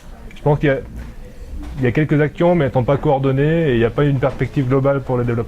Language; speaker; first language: French; native; French